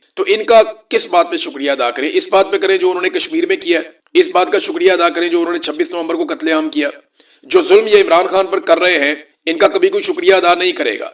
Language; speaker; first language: Urdu; native; Urdu